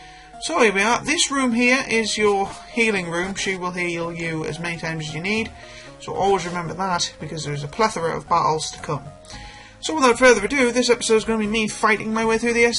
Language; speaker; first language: English; native; English